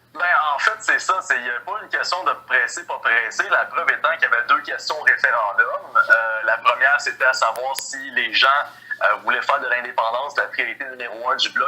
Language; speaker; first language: French; native; French